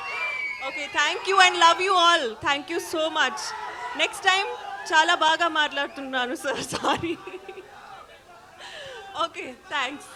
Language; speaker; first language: Telugu; non-native, learner; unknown